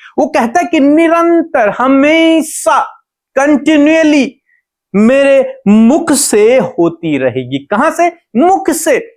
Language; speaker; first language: Hindi; native; Hindi